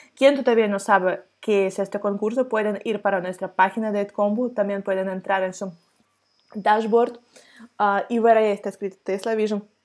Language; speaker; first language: Spanish; non-native, fluent; Russian